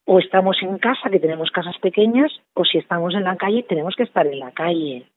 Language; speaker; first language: Spanish; non-native, local second language; Catalan